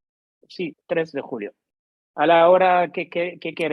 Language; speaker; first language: Spanish; non-native, learner; French